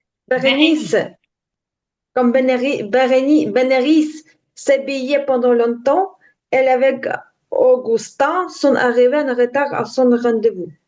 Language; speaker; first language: French; non-native, learner; Ukrainian